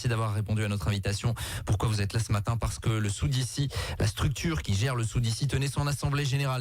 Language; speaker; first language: French; native; French